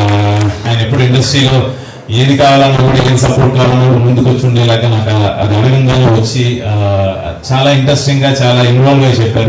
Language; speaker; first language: Telugu; native; Telugu